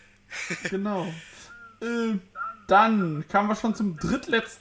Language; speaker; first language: German; native; German